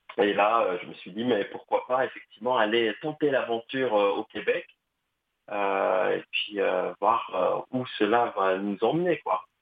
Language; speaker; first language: French; non-native, local second language; Kabyle